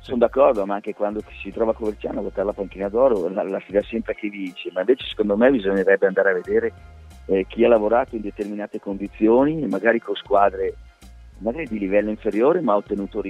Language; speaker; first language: Italian; native; Italian